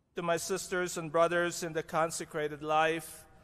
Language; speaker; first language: English; non-native, local second language; Cebuano